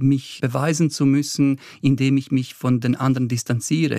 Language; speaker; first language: German; early bilingual, other home language; Bosnian